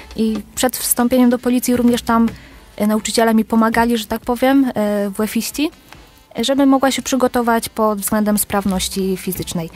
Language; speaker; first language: Polish; native; Polish